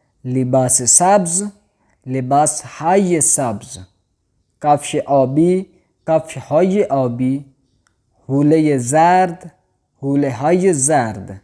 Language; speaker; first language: Persian; non-native, learner; Urdu